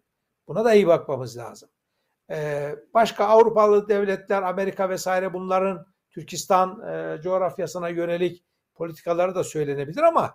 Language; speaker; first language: Turkish; native; Turkish